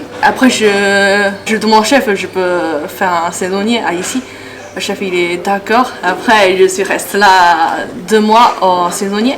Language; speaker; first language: French; non-native, learner; Chinese